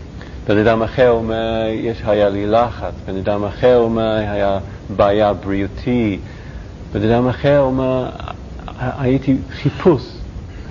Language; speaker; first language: Hebrew; non-native, learner; English